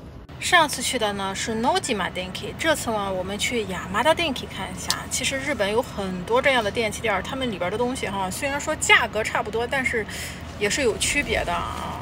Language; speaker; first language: Chinese; native; Chinese